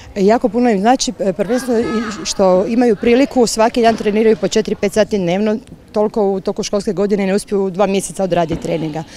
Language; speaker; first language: Croatian; native; Croatian